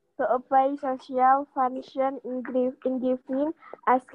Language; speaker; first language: English; non-native, learner; Indonesian